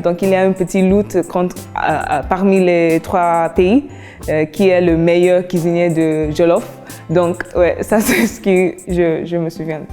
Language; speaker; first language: French; non-native, learner; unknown